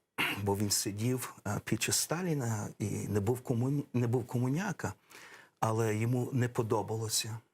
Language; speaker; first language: Ukrainian; early bilingual, heritage; English